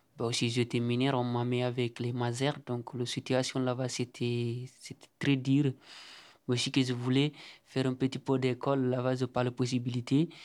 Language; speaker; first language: French; non-native, learner; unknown